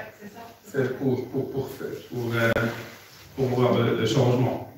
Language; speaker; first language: French; non-native, fluent; German